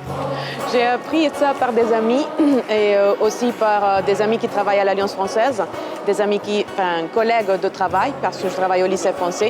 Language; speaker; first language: French; non-native, fluent; Spanish